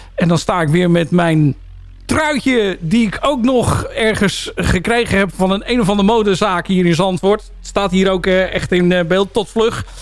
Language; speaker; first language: Dutch; native; Dutch